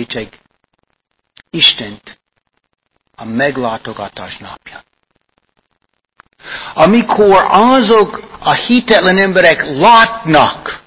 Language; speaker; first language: Hungarian; non-native, fluent; English